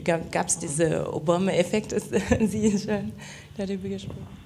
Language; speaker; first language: German; non-native, fluent; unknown